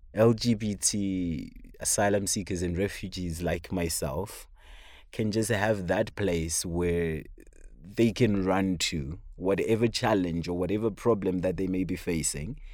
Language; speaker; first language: English; non-native, local second language; Shona